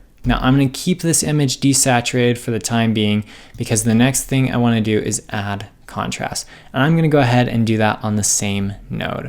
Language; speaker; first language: English; native; English